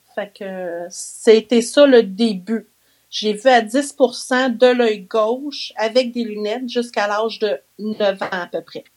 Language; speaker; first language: French; native; French